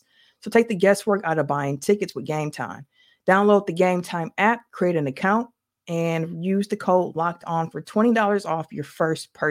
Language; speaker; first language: English; native; English